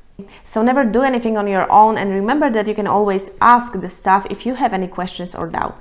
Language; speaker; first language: English; non-native, fluent; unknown